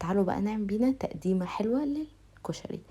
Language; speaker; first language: Arabic; native; Arabic